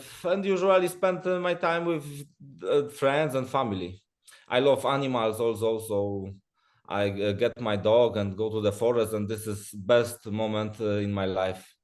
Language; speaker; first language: English; non-native, learner; Polish